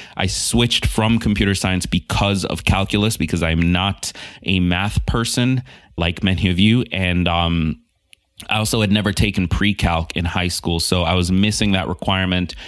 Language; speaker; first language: English; native; English